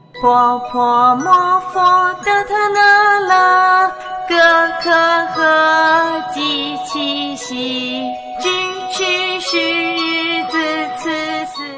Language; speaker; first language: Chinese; non-native, fluent; Thai